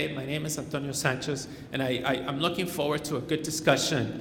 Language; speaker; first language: English; early bilingual, other home language; Spanish